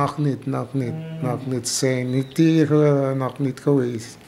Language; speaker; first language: Dutch; non-native, local second language; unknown